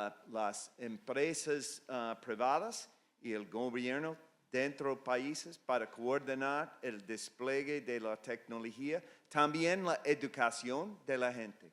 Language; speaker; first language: Spanish; non-native, fluent; English